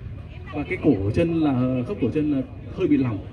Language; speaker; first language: Vietnamese; native; Vietnamese